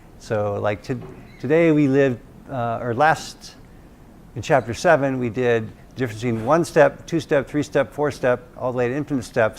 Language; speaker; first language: English; native; English